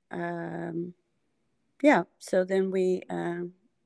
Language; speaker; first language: English; native; English